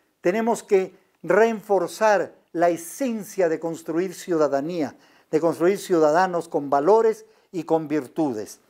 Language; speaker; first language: Spanish; native; Spanish